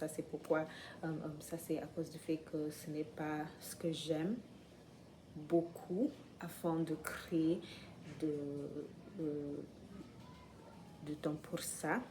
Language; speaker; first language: French; non-native, learner; English